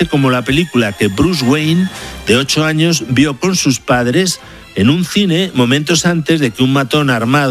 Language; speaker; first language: Spanish; native; Spanish